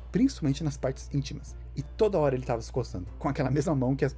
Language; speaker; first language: Portuguese; native; Portuguese